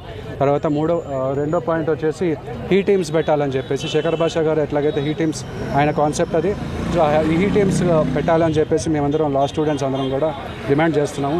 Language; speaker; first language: Telugu; native; Telugu